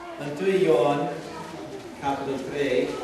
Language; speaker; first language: Romanian; non-native, learner; English